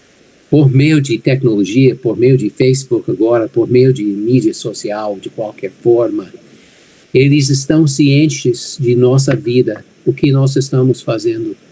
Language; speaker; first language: Portuguese; non-native, fluent; English